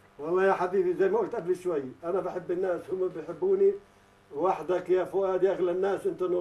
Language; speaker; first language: Arabic; native; Arabic